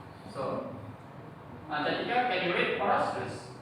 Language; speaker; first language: English; non-native, learner; Indonesian